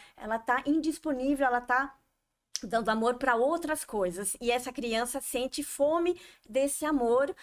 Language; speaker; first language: Portuguese; non-native, fluent; French